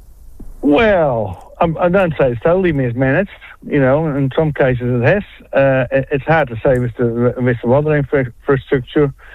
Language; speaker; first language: English; non-native, fluent; Dutch